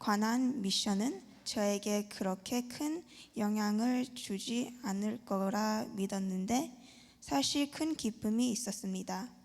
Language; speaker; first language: Korean; early bilingual, heritage; Korean